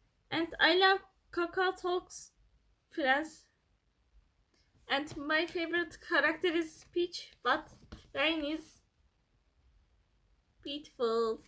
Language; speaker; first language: English; non-native, learner; Turkish